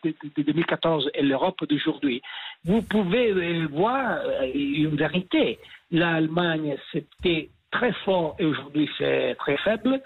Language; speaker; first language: French; non-native, fluent; Italian